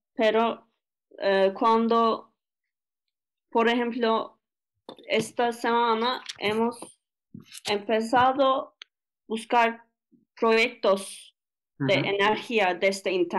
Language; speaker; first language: Spanish; non-native, learner; Turkish